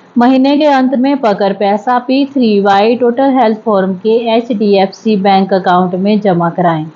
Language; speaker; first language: Hindi; native; Hindi